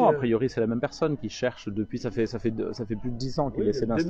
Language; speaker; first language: French; native; French